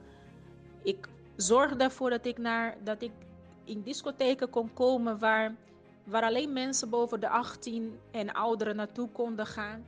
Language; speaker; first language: Dutch; non-native, fluent; Portuguese